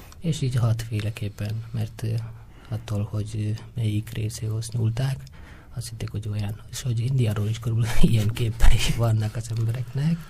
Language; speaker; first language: Hungarian; non-native, fluent; Tamil